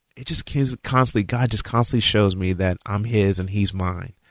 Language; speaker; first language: English; native; English